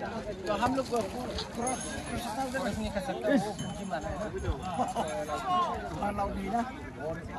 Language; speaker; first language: Hindi; non-native, learner; Malay